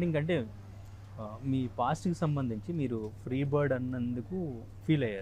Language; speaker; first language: Telugu; native; Telugu